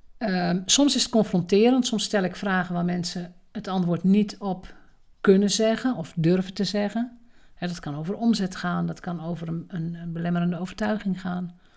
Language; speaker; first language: Dutch; native; Dutch